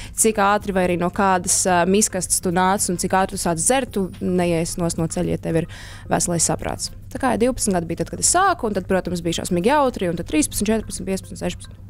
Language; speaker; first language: Latvian; native; Latvian